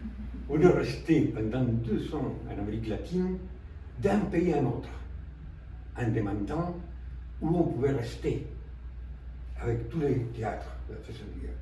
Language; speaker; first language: French; non-native, fluent; Spanish